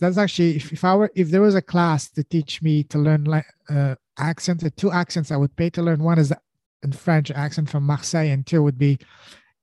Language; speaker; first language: English; non-native, fluent; French